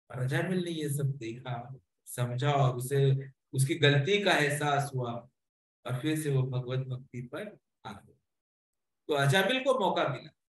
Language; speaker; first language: Hindi; non-native, local second language; Marathi